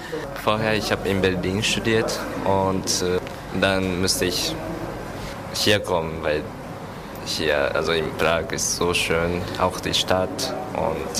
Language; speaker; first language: German; non-native, learner; Japanese